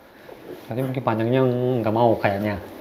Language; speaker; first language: Indonesian; non-native, fluent; Korean